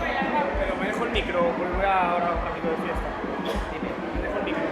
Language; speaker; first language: Spanish; native; Spanish